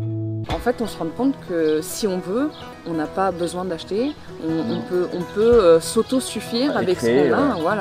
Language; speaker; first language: French; native; French